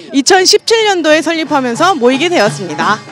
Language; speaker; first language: Korean; native; Korean